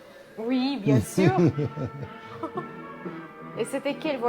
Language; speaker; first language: French; non-native, learner; Russian